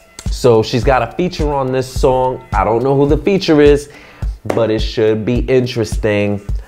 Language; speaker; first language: English; early bilingual, other home language; Spanish